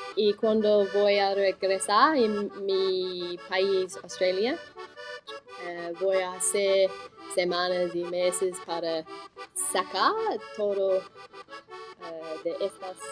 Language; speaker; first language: Spanish; non-native, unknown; English